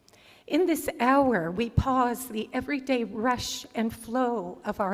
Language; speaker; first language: English; native; English